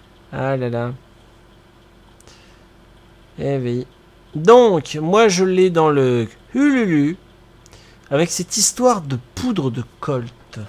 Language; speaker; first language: French; native; French